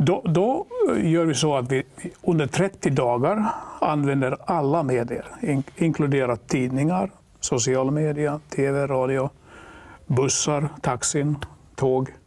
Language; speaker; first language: Swedish; non-native, local second language; Finnish